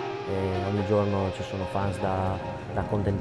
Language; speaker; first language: Italian; native; Italian